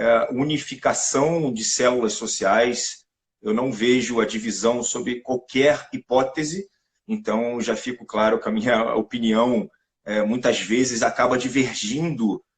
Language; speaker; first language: Portuguese; native; Portuguese